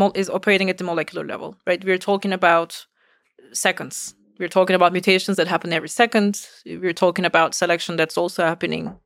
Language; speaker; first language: English; non-native, fluent; Turkish